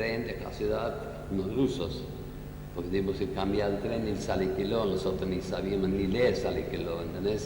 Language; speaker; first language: Spanish; early bilingual, other home language; Yiddish